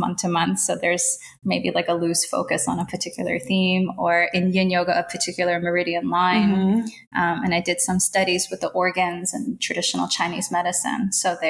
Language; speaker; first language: English; native; English